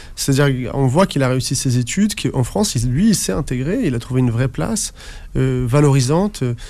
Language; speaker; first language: French; early bilingual, other home language; Arabic